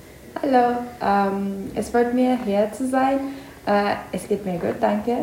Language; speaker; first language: German; non-native, learner; Turkish